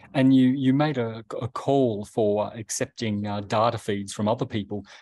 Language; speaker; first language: English; native; English